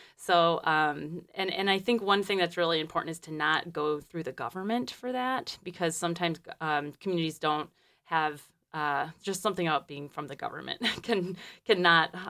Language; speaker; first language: English; native; English